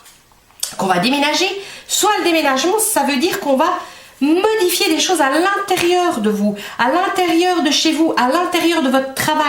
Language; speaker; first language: French; native; French